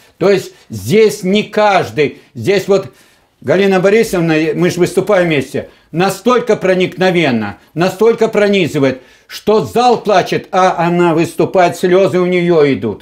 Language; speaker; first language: Russian; native; Russian